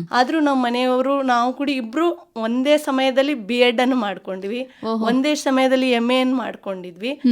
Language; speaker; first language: Kannada; non-native, local second language; Lambadi